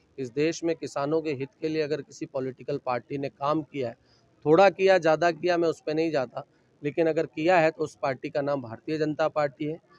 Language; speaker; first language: Hindi; native; Hindi